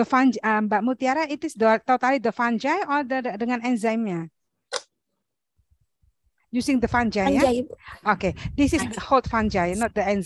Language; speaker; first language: English; non-native, learner; Indonesian